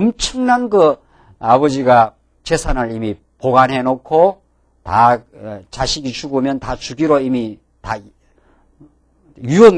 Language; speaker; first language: Korean; native; Korean